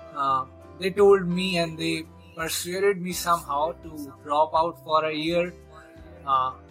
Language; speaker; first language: English; non-native, local second language; Hindi